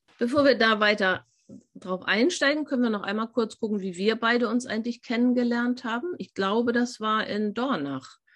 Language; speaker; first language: German; native; German